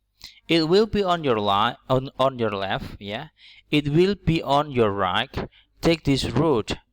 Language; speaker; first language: English; non-native, learner; Indonesian